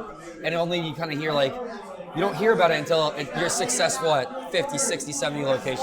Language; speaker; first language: English; native; English